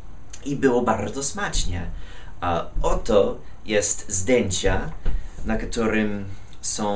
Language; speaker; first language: Polish; non-native, fluent; English